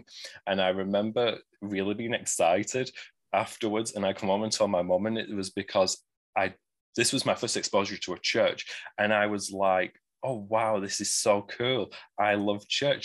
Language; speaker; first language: English; native; English